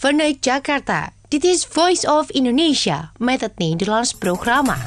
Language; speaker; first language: Dutch; non-native, fluent; Indonesian